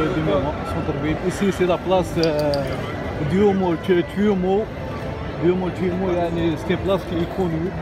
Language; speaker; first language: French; non-native, local second language; Arabic